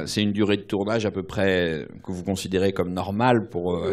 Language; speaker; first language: French; native; French